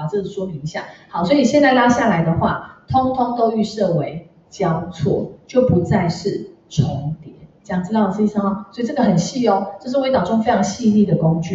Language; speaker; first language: Chinese; native; Chinese